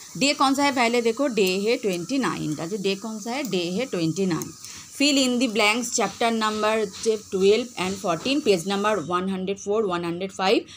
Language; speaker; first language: Hindi; non-native, local second language; Bangla